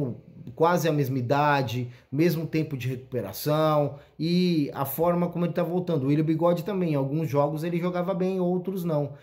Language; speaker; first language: Portuguese; native; Portuguese